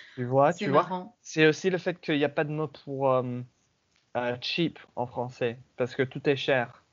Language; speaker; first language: French; non-native, fluent; English